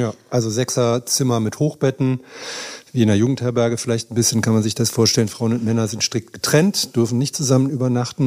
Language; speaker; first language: German; native; German